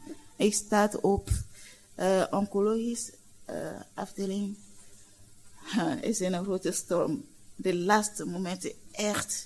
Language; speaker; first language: Dutch; non-native, learner; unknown